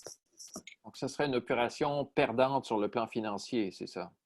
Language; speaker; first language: French; native; French